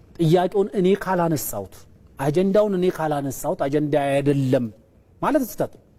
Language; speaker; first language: Amharic; non-native, local second language; Oromo